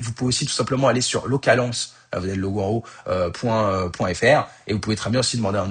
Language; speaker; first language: French; native; French